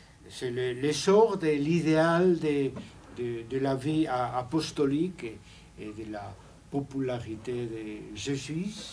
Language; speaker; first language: French; non-native, fluent; Spanish